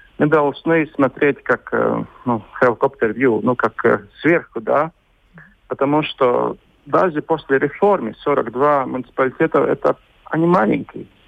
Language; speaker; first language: Russian; non-native, local second language; Latvian